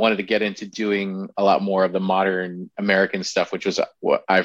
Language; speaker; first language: English; native; English